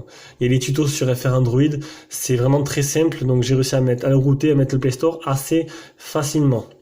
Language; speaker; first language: French; native; French